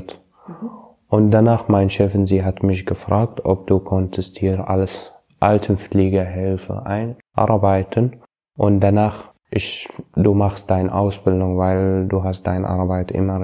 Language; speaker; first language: German; non-native, learner; Arabic